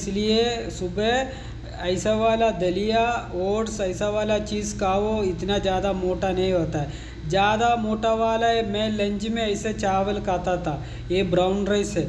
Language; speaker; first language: Hindi; non-native, local second language; Malayalam